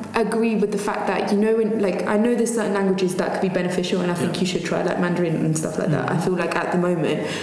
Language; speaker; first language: English; non-native, local second language; Tamil